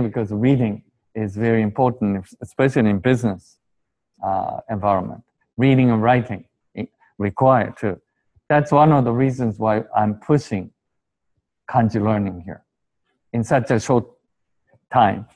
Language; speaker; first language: English; non-native, fluent; Japanese